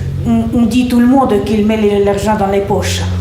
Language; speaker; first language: French; early bilingual, heritage; Russian